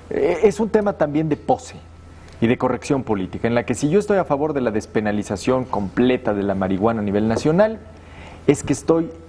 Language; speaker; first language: Spanish; native; Spanish